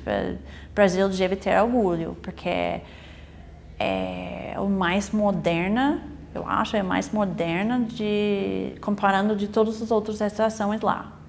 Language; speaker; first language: Portuguese; non-native, fluent; English